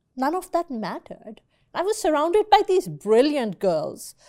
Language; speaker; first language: English; non-native, local second language; Urdu